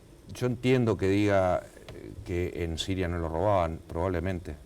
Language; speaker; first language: Spanish; native; Spanish